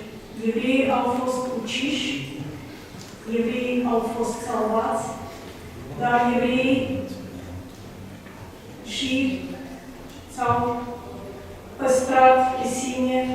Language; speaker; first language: Romanian; non-native, local second language; Russian